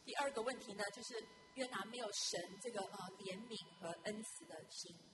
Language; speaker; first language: Chinese; native; Chinese